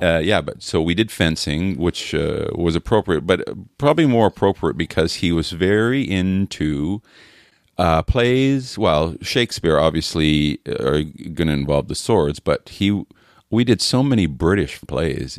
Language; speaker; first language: English; native; English